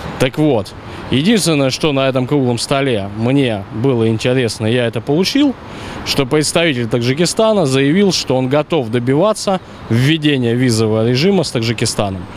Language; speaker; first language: Russian; native; Russian